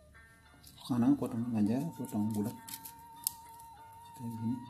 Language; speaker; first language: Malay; non-native, local second language; Sundanese